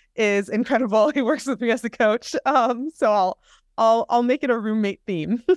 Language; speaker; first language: English; native; English